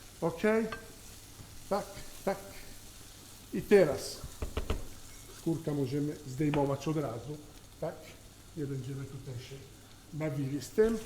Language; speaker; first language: Polish; non-native, learner; Italian